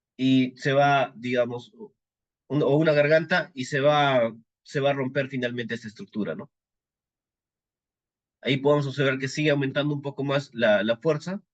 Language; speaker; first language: Spanish; native; Spanish